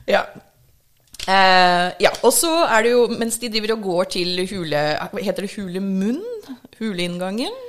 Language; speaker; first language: Norwegian; early bilingual, other home language; English